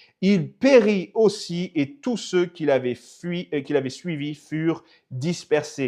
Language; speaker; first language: French; native; French